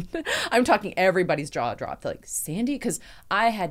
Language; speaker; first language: English; native; English